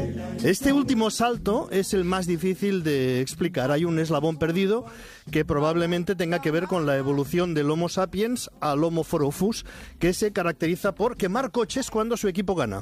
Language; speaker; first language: Spanish; native; Spanish